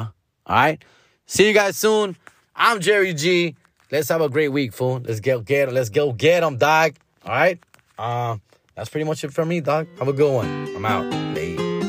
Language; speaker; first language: English; early bilingual, other home language; Spanish